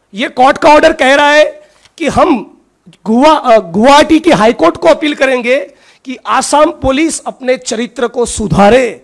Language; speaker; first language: Hindi; non-native, local second language; Gujarati